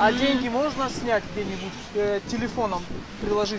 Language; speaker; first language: Russian; native; Russian